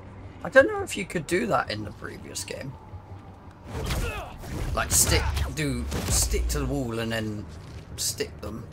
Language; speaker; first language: English; native; English